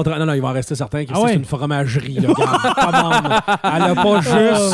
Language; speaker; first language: French; native; French